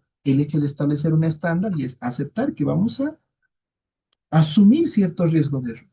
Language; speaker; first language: Spanish; native; Spanish